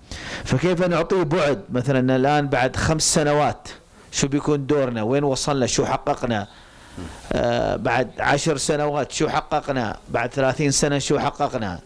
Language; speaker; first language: Arabic; native; Arabic